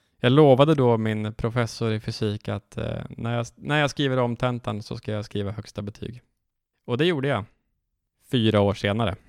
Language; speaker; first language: Swedish; native; Swedish